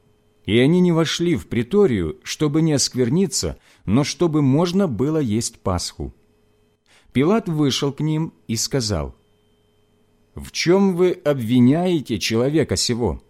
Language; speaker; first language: Russian; native; Russian